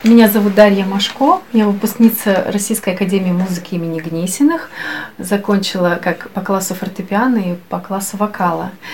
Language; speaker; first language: Russian; native; Russian